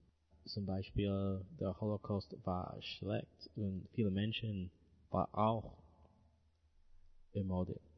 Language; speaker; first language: German; non-native, learner; English